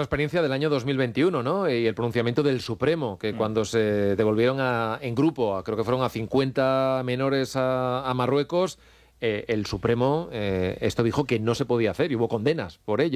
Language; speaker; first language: Spanish; native; Spanish